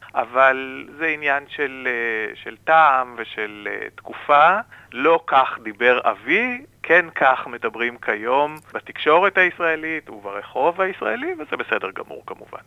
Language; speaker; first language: Hebrew; native; Hebrew